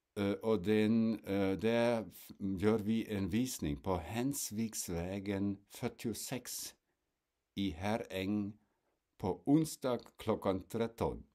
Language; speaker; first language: Swedish; non-native, fluent; German